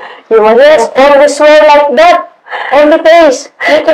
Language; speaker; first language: English; non-native, learner; Indonesian